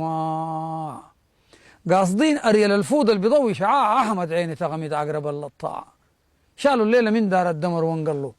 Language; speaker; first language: Arabic; native; Arabic